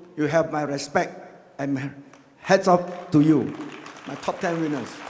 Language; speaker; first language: English; non-native, local second language; Chinese